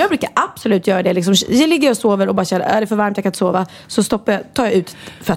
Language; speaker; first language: Swedish; native; Swedish